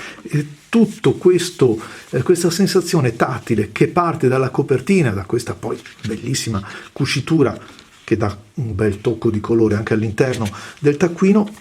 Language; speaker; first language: Italian; native; Italian